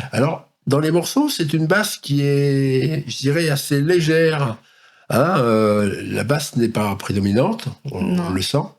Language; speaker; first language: French; native; French